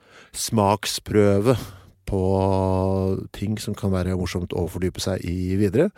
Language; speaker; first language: Norwegian; native; Norwegian